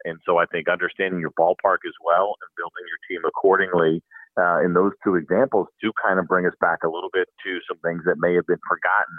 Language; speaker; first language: English; native; English